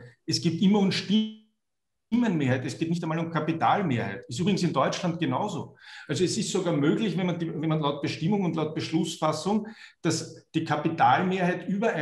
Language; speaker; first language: German; native; German